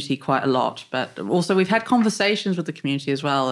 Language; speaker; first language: English; native; English